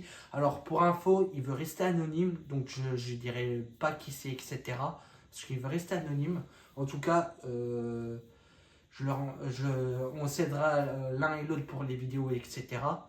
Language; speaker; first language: French; native; French